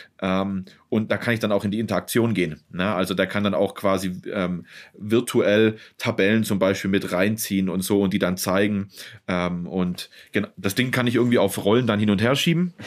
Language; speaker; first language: German; native; German